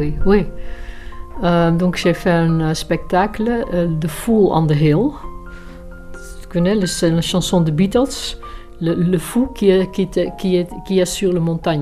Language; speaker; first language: French; non-native, fluent; Dutch